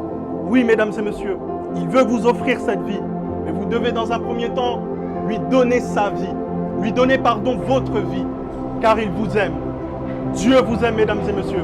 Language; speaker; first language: French; native; French